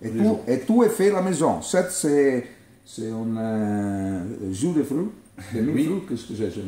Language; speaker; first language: French; non-native, learner; Italian